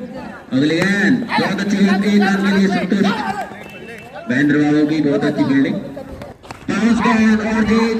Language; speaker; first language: Hindi; native; Hindi